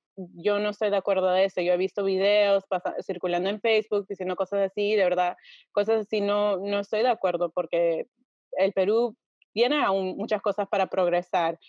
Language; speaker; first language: Spanish; early bilingual, heritage; Spanish